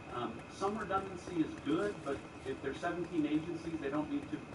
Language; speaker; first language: English; native; English